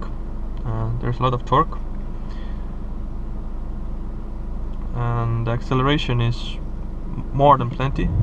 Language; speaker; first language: English; non-native, fluent; Estonian